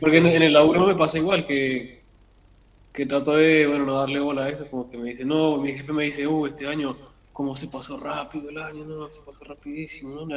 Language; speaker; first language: Spanish; native; Spanish